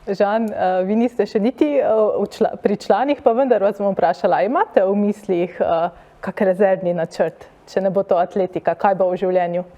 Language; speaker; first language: Slovenian; native; Slovenian